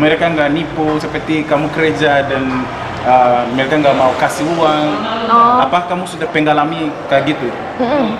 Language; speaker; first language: Indonesian; non-native, fluent; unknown